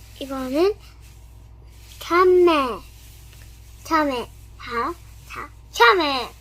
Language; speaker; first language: Korean; early bilingual, other home language; Telugu